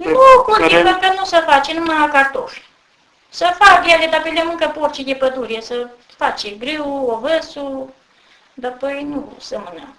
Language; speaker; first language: Romanian; native; Romanian